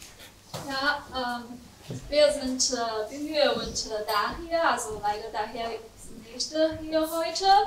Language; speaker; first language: German; non-native, learner; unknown